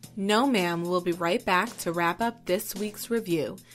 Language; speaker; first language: English; native; English